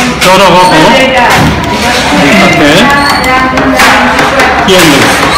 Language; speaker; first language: Spanish; non-native, learner; German